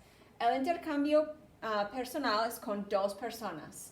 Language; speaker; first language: Spanish; non-native, fluent; English